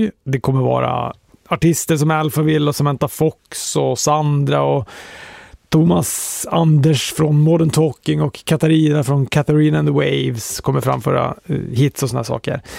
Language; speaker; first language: Swedish; native; Swedish